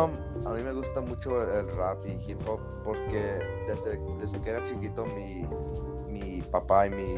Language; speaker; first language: Spanish; early bilingual, heritage; Spanish